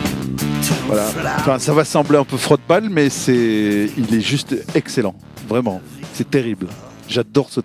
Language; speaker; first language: French; native; French